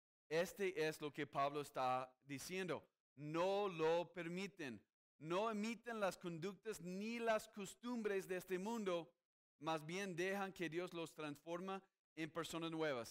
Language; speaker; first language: Spanish; non-native, fluent; English